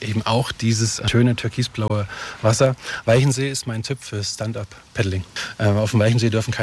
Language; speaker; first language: German; native; German